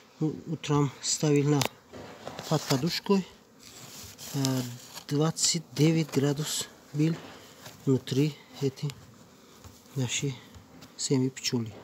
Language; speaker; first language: Russian; non-native, learner; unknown